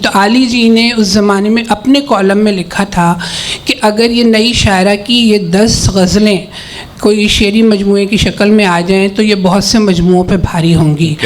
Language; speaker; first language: Urdu; native; Urdu